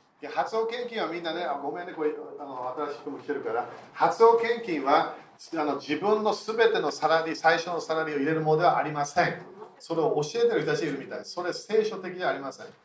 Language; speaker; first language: Japanese; non-native, fluent; English